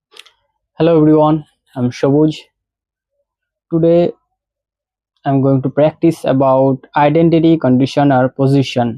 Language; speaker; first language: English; non-native, learner; Bangla